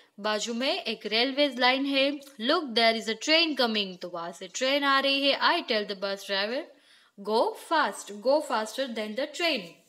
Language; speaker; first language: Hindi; non-native, local second language; Gujarati